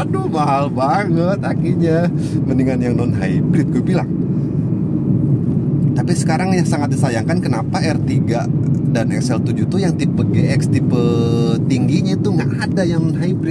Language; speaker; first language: Indonesian; native; Indonesian